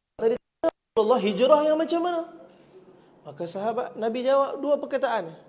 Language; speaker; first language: Malay; native; Malay